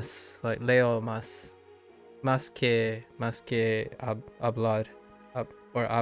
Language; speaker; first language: Spanish; non-native, learner; English